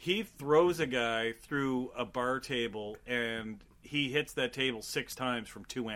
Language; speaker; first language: English; native; English